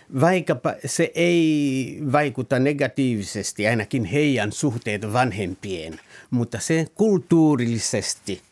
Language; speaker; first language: Finnish; non-native, fluent; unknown